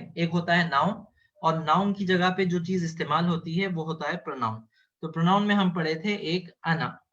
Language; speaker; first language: Urdu; native; Urdu